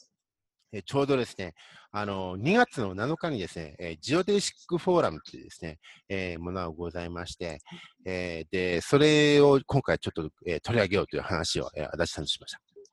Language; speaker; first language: Japanese; native; Japanese